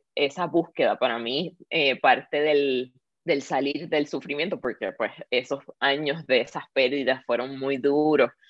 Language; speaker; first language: Spanish; native; Spanish